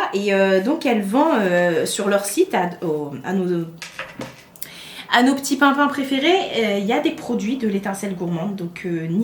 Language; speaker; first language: French; native; French